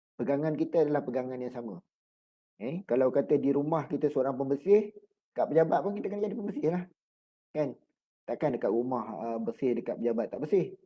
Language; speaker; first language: Malay; native; Malay